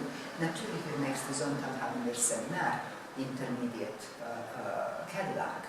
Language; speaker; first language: German; non-native, fluent; Bosnian